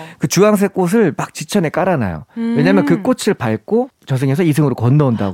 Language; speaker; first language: Korean; native; Korean